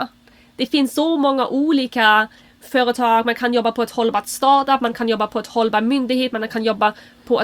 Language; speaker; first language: Swedish; non-native, fluent; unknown